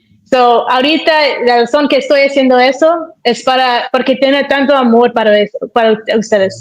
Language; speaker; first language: Spanish; early bilingual, heritage; Spanish